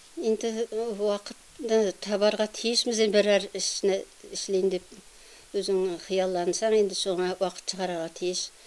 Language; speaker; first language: Tatar; early bilingual, heritage; Tatar